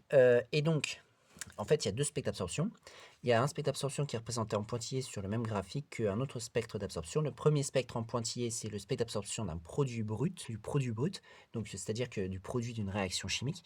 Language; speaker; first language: French; native; French